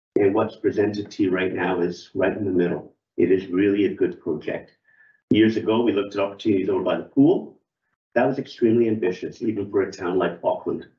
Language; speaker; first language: English; native; English